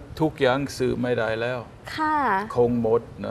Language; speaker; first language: Thai; non-native, fluent; German